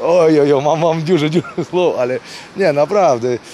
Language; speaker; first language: Polish; non-native, fluent; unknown